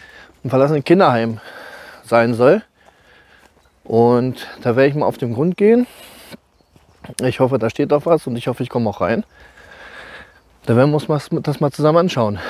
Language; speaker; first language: German; native; German